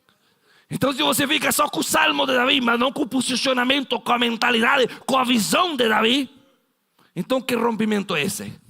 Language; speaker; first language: Portuguese; non-native, fluent; Spanish